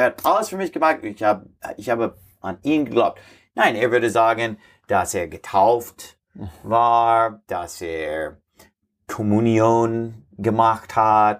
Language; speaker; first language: German; non-native, fluent; English